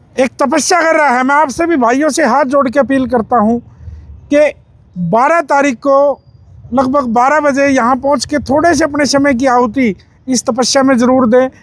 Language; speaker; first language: Hindi; non-native, local second language; Punjabi